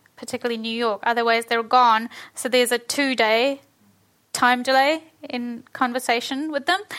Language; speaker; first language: English; native; English